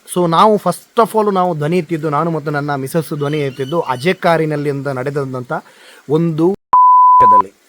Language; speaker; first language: Kannada; non-native, local second language; Konkani